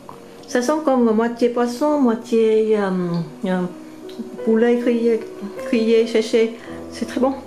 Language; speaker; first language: French; non-native, learner; Vietnamese